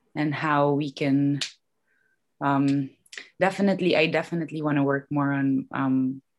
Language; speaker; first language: English; non-native, local second language; Filipino